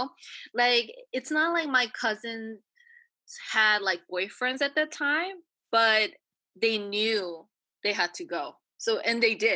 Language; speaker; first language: English; native; English